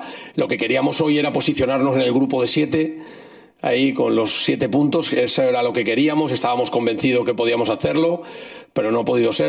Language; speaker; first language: Spanish; native; Spanish